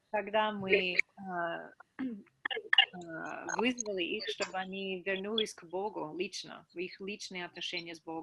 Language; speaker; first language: Russian; non-native, fluent; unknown